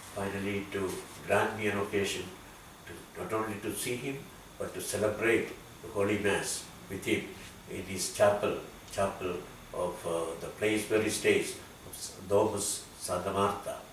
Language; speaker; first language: English; non-native, local second language; Malayalam